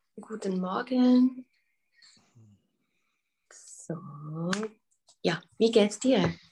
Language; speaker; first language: German; non-native, fluent; Czech